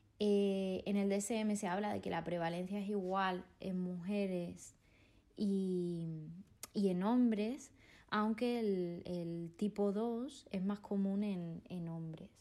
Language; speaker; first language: Spanish; native; Spanish